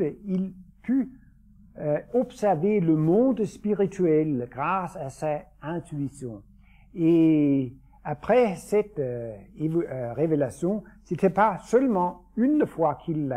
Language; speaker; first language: French; non-native, fluent; Danish